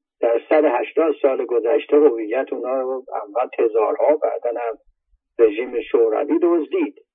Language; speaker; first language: Persian; native; Persian